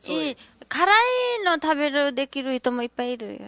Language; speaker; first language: Japanese; non-native, learner; Nepali